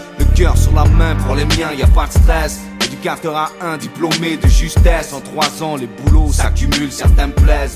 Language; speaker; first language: French; native; French